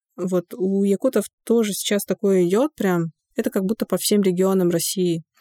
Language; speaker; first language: Russian; non-native, local second language; Yakut